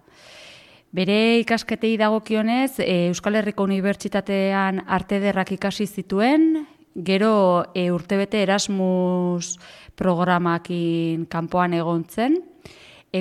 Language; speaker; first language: Basque; native; Basque